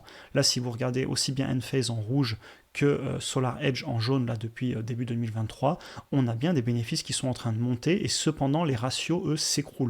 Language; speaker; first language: French; native; French